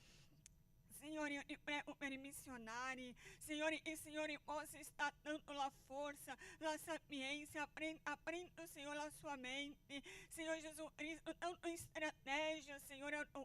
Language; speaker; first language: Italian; non-native, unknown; Portuguese